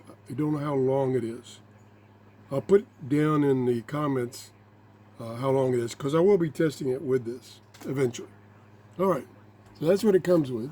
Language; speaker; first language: English; native; English